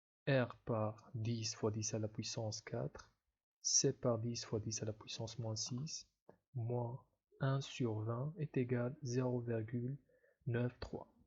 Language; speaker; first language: French; non-native, local second language; Arabic